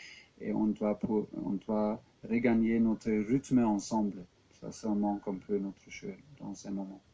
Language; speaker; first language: French; non-native, fluent; German